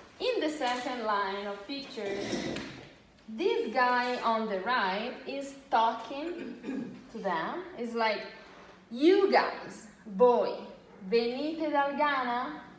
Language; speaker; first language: English; non-native, fluent; Italian